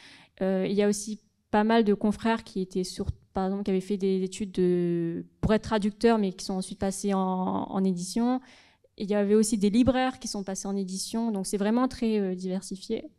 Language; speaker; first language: French; native; French